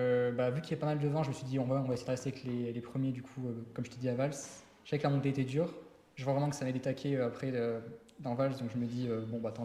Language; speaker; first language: French; native; French